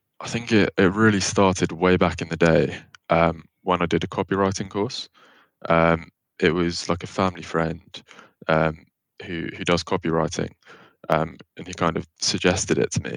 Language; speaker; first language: English; native; English